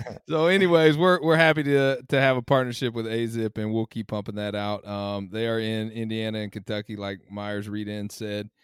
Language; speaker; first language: English; native; English